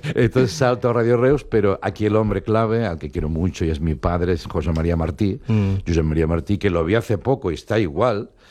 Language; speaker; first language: Spanish; non-native, local second language; Catalan